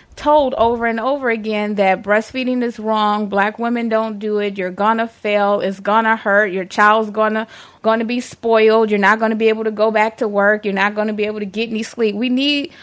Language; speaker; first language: English; native; English